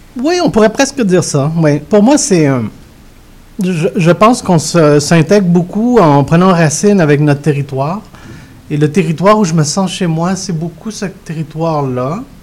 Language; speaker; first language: French; early bilingual, other home language; Spanish